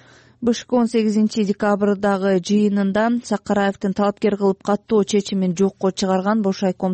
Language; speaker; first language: Kyrgyz; native; Kyrgyz